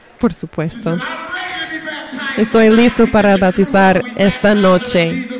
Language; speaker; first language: Spanish; non-native, learner; English